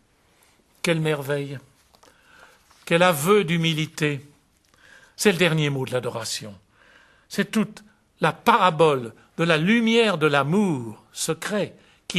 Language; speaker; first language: French; native; French